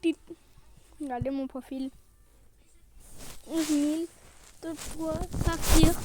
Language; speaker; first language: French; native; French